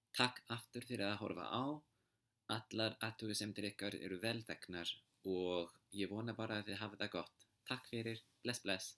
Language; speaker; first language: Icelandic; native; Icelandic